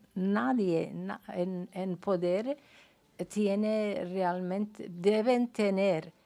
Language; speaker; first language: Spanish; non-native, fluent; Persian